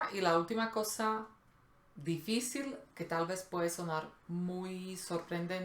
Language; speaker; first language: Spanish; non-native, fluent; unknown